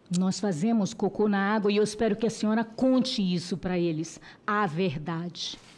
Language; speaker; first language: Portuguese; non-native, local second language; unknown